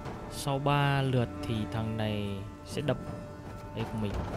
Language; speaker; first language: Vietnamese; native; Vietnamese